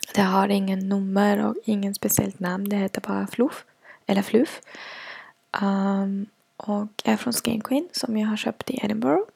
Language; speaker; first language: Swedish; non-native, fluent; German